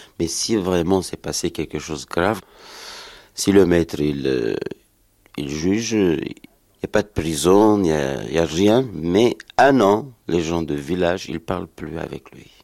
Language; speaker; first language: French; non-native, learner; Kurdish